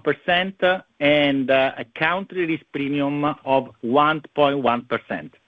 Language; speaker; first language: English; non-native, fluent; Italian